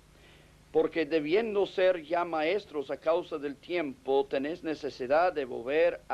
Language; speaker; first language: Spanish; non-native, fluent; English